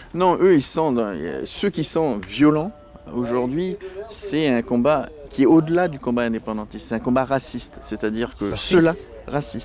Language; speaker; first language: French; native; French